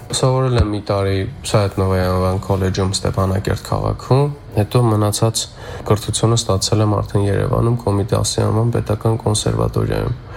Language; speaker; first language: Armenian; native; Armenian